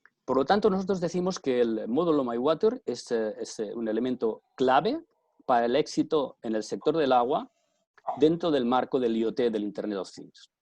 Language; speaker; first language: Spanish; native; Spanish